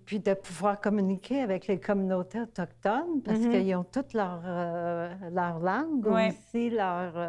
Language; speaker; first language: French; native; French